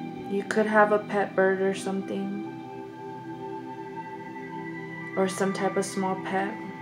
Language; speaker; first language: English; early bilingual, other home language; Spanish